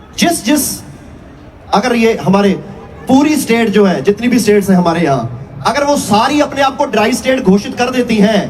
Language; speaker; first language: Hindi; non-native, local second language; Punjabi